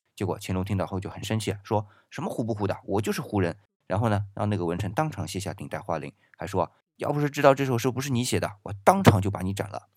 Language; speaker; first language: Chinese; native; Chinese